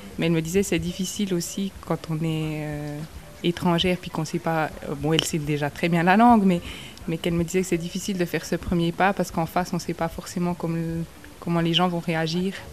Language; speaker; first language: French; native; French